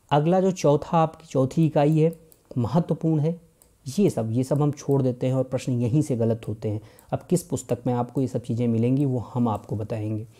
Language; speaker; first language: Hindi; native; Hindi